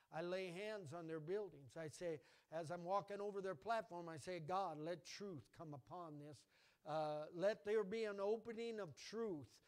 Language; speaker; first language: English; native; English